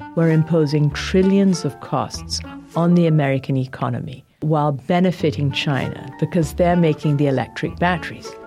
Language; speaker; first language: English; native; English